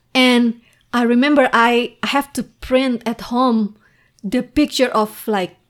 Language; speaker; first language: English; non-native, fluent; Indonesian